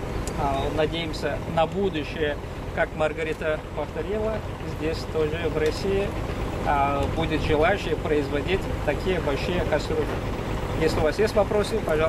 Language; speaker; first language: Russian; non-native, fluent; Turkish